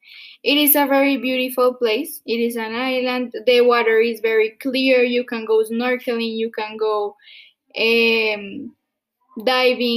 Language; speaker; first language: English; non-native, fluent; Spanish